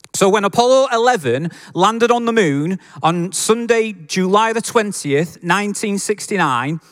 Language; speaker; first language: English; native; English